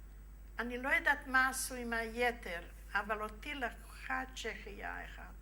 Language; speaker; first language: Hebrew; non-native, fluent; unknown